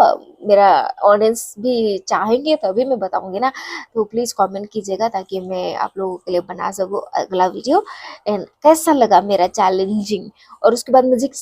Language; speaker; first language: Hindi; non-native, local second language; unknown